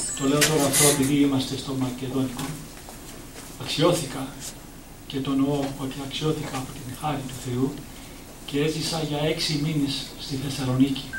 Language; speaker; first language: Greek; early bilingual, heritage; Greek